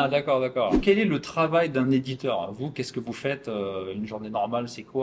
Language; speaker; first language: French; native; French